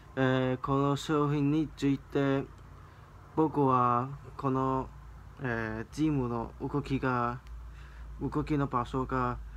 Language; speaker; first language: Japanese; non-native, learner; Cantonese